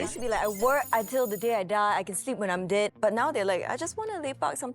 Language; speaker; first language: English; native; English